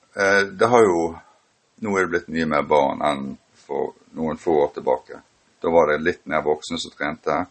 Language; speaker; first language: Norwegian; native; Norwegian